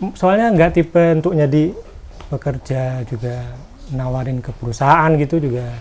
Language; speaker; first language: Indonesian; native; Indonesian